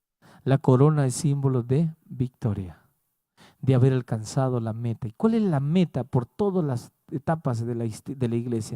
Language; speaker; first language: Spanish; native; Spanish